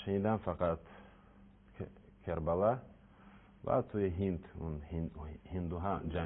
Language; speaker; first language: Persian; non-native, learner; Russian